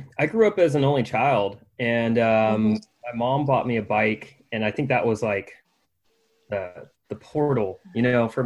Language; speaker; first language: English; native; English